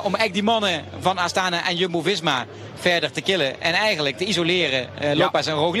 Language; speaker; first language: Dutch; native; Dutch